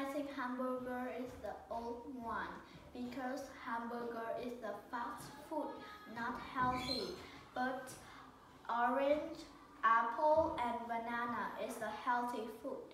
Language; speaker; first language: English; non-native, learner; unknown